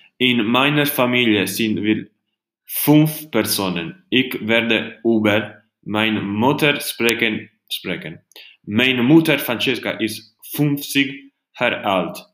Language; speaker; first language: German; non-native, learner; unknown